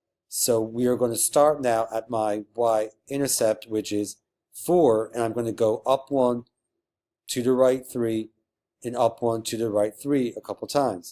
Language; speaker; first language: English; native; English